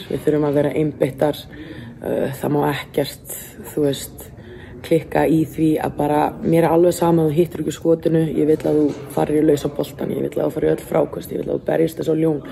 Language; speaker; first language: Icelandic; native; Icelandic